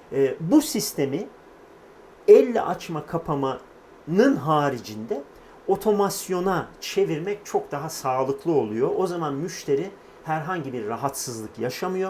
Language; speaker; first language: Turkish; native; Turkish